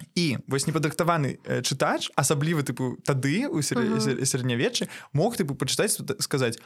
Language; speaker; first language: Belarusian; non-native, local second language; Russian